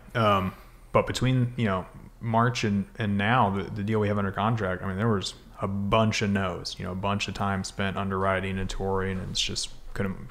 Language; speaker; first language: English; native; English